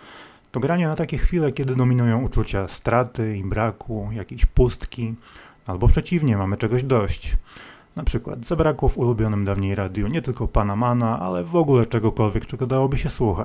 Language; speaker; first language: Polish; native; Polish